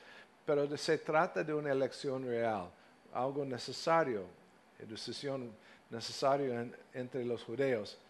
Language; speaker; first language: Spanish; non-native, fluent; English